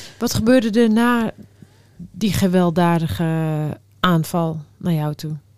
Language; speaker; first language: Dutch; early bilingual, other home language; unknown